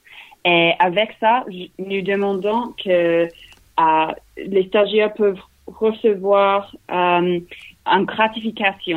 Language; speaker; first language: French; non-native, learner; English